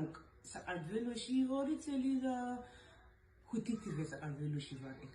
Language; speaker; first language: Georgian; non-native, learner; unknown